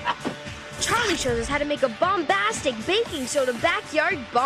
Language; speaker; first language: English; native; English